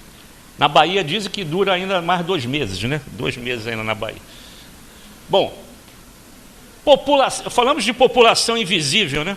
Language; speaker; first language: Portuguese; native; Portuguese